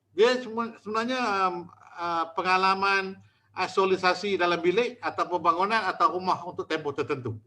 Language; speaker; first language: Malay; native; Malay